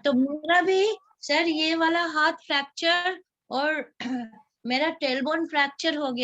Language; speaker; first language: Hindi; non-native, local second language; Bangla